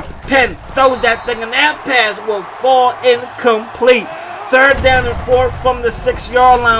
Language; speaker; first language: English; native; English